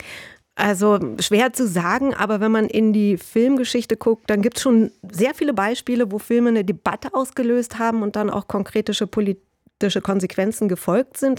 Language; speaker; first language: German; native; German